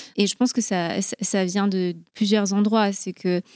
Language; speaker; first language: French; native; French